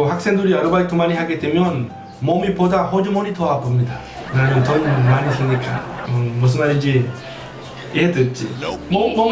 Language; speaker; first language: Korean; non-native, fluent; Spanish